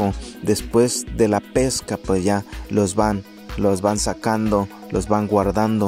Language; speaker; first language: Spanish; native; Spanish